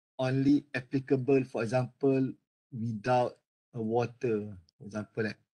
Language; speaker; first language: English; non-native, local second language; Malay